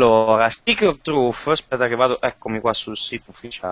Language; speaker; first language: Italian; native; Italian